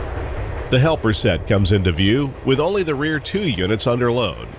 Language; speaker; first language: English; native; English